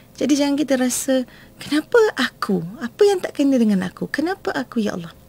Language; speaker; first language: Malay; native; Malay